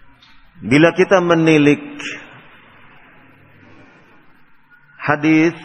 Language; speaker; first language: Indonesian; native; Indonesian